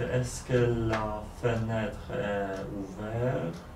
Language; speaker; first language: French; non-native, learner; Polish